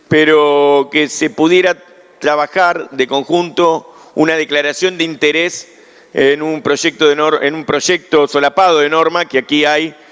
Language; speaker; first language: Spanish; native; Spanish